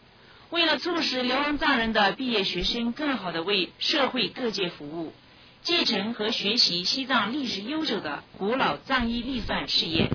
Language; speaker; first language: Chinese; native; Chinese